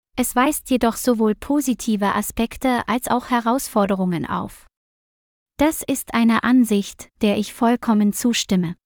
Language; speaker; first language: German; non-native, fluent; Vietnamese